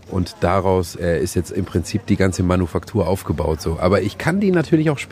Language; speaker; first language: German; native; German